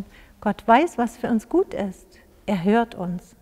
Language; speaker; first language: German; native; German